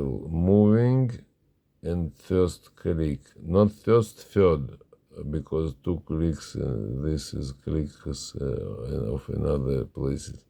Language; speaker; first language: English; non-native, learner; Russian